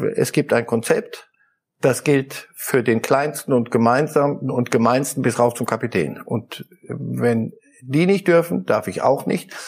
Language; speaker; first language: German; early bilingual, other home language; Polish